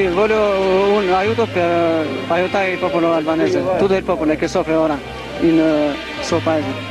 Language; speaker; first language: Italian; non-native, learner; Albanian